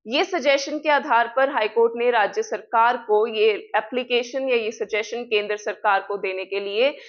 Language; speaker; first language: Hindi; non-native, local second language; Punjabi